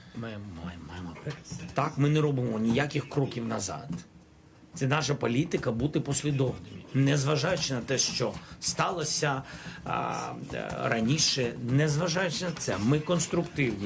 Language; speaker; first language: Ukrainian; non-native, local second language; Russian